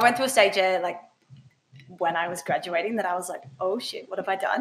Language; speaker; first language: English; native; English